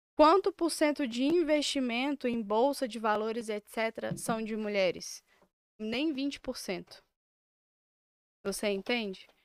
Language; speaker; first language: Portuguese; native; Portuguese